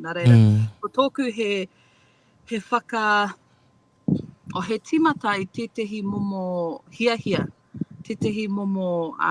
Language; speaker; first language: Māori; non-native, local second language; English